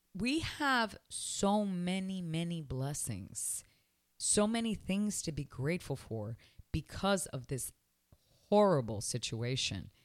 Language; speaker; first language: English; early bilingual, other home language; Spanish